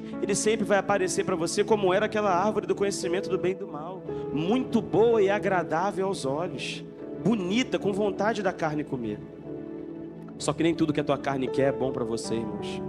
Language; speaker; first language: Portuguese; native; Portuguese